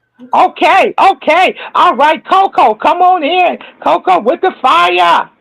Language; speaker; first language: English; native; English